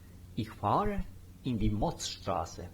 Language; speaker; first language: German; non-native, fluent; Bosnian